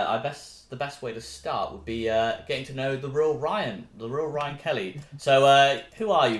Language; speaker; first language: English; native; English